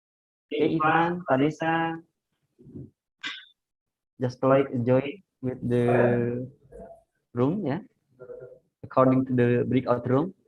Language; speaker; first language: English; non-native, fluent; Indonesian